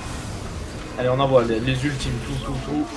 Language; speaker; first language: French; native; French